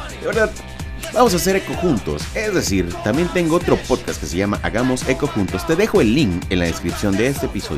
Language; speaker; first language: Spanish; native; Spanish